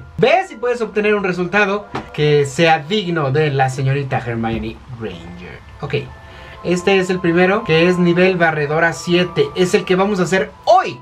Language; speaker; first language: Spanish; native; Spanish